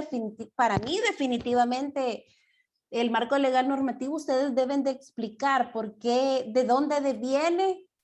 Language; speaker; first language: Spanish; native; Spanish